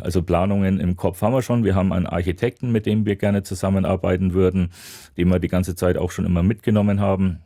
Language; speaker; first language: German; native; German